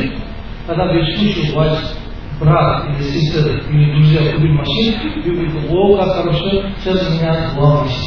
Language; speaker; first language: Russian; non-native, learner; Tibetan